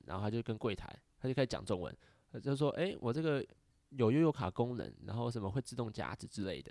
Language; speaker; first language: Chinese; native; Chinese